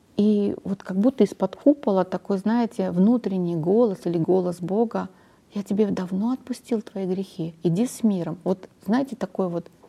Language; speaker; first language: Russian; non-native, local second language; Armenian